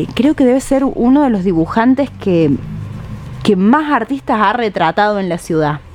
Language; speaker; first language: Spanish; native; Spanish